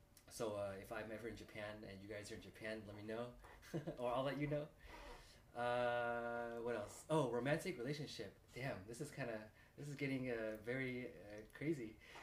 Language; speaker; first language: English; native; English